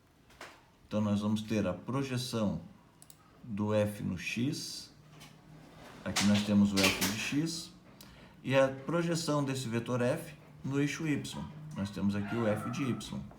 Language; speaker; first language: Portuguese; native; Portuguese